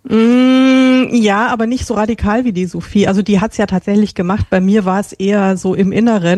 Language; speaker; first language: German; native; German